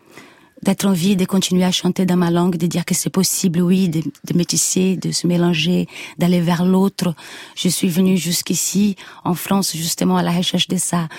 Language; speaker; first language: French; non-native, fluent; Portuguese